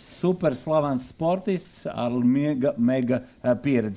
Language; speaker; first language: Latvian; native; Latvian